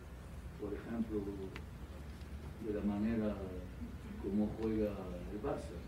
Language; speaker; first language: Spanish; non-native, fluent; French